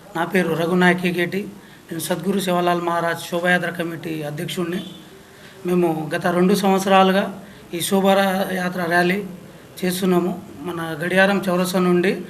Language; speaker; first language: Telugu; non-native, local second language; Lambadi